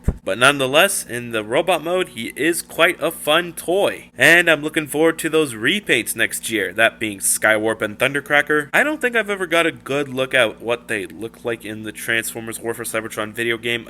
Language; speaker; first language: English; native; English